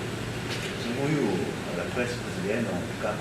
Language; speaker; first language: French; non-native, fluent; Portuguese